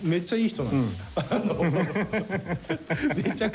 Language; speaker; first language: Japanese; native; Japanese